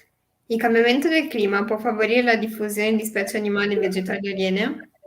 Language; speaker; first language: Italian; native; Italian